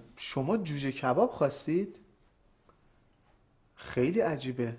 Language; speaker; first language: Persian; non-native, fluent; Arabic